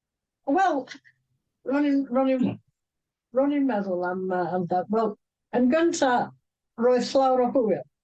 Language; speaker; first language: Welsh; non-native, fluent; English